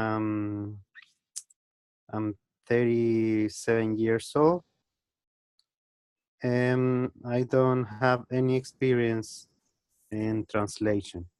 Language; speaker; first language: English; non-native, learner; Spanish